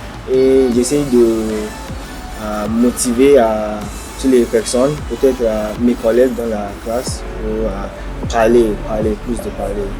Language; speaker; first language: French; non-native, learner; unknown